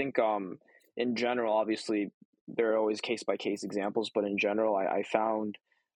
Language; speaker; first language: English; early bilingual, other home language; Korean